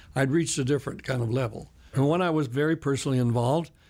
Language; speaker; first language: English; native; English